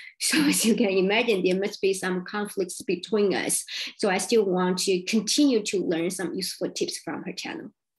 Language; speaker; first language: English; non-native, fluent; Chinese